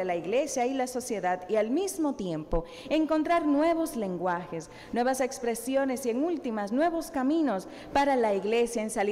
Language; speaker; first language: Spanish; native; Spanish